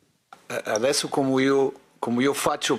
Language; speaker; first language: Italian; non-native, fluent; Portuguese